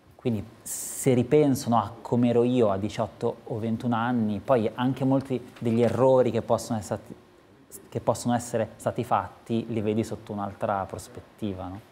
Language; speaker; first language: Italian; native; Italian